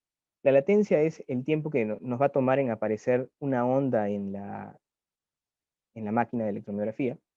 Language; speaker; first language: Spanish; native; Spanish